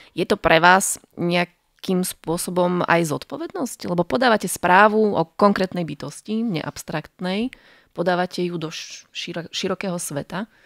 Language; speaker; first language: Slovak; native; Slovak